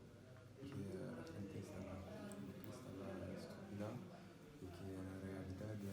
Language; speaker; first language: Spanish; non-native, learner; French